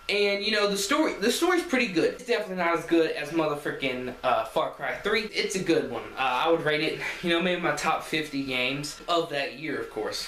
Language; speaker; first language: English; native; English